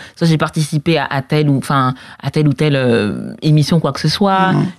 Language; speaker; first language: French; native; French